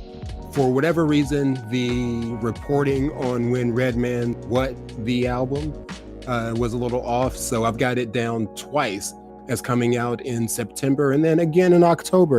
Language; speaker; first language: English; native; English